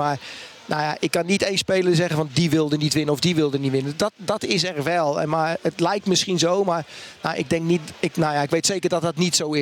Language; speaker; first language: Dutch; native; Dutch